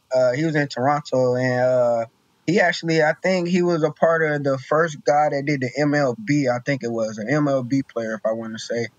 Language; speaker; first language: English; native; English